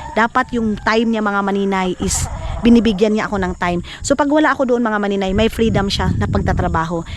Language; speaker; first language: Filipino; non-native, local second language; Cebuano